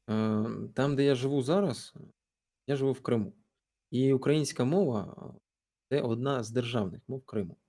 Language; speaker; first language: Ukrainian; non-native, local second language; Russian